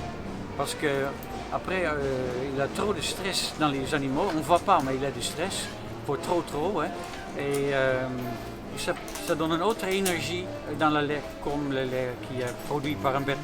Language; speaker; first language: French; non-native, fluent; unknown